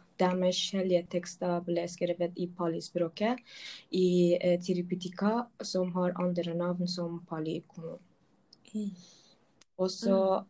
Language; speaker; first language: Norwegian; non-native, local second language; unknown